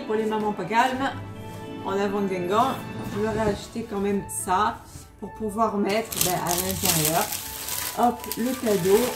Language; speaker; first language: French; native; French